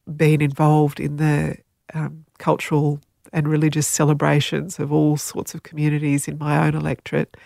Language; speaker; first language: English; non-native, local second language; Slovenian